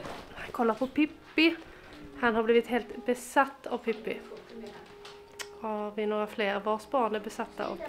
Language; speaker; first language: Swedish; native; Swedish